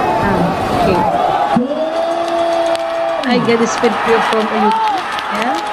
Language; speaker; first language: English; non-native, learner; Indonesian